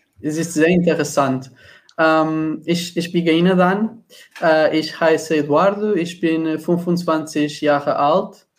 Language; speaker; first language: German; non-native, learner; Portuguese